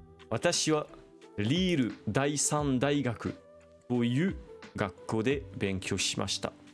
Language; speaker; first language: Japanese; non-native, learner; French